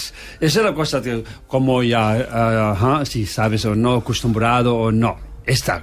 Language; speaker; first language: Spanish; non-native, learner; Tibetan